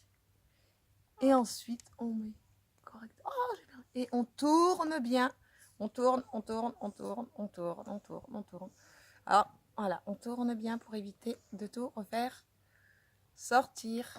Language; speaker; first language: French; native; French